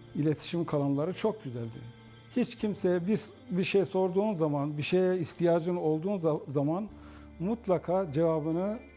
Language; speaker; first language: Turkish; native; Turkish